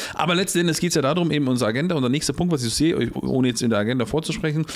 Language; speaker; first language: German; early bilingual, heritage; Polish